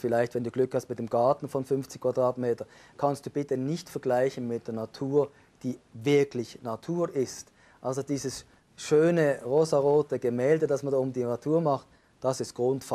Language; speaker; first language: German; native; German